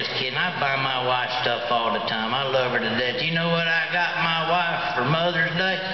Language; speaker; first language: English; native; English